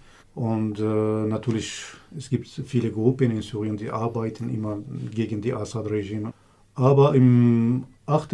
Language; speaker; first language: German; non-native, learner; Kurdish